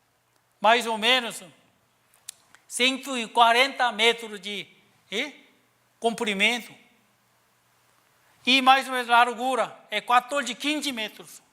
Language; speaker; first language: Portuguese; non-native, learner; Korean